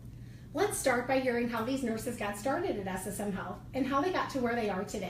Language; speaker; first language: English; native; English